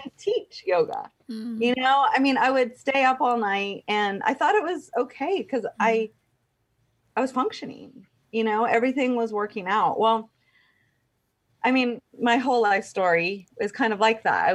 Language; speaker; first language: English; native; English